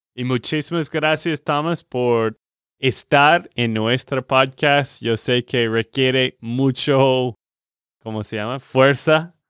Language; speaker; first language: Spanish; non-native, fluent; English